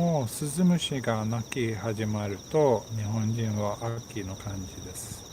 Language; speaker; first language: Japanese; non-native, learner; Swedish